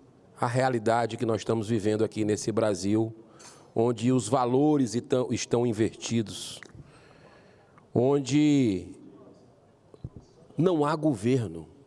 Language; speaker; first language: Portuguese; native; Portuguese